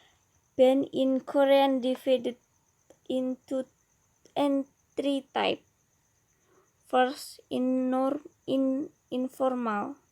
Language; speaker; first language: English; non-native, learner; Indonesian